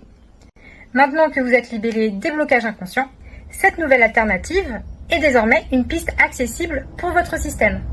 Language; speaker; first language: French; native; French